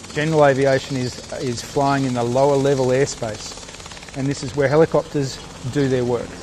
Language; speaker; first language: English; native; English